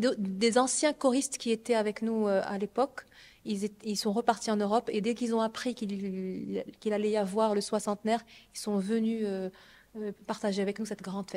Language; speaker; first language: French; non-native, local second language; Arabic